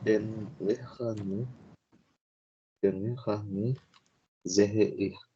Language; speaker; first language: German; non-native, learner; Indonesian